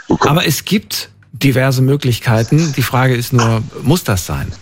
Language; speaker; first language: German; native; German